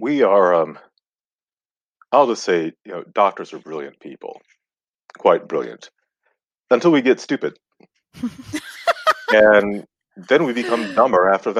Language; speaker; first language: English; non-native, local second language; Akan